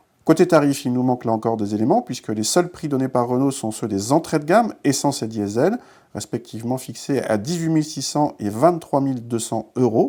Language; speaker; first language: French; native; French